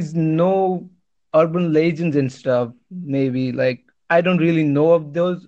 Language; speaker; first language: English; non-native, local second language; Gujarati